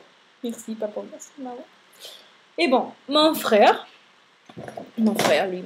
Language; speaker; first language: French; non-native, fluent; Spanish